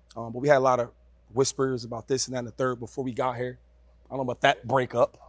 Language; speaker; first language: English; native; English